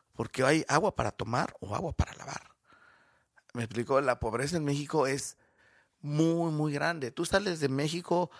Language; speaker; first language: Spanish; native; Spanish